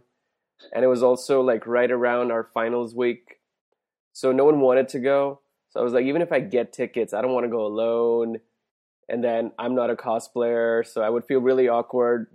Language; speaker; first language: English; non-native, local second language; Hindi